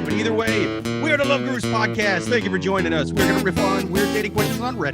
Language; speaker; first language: English; native; English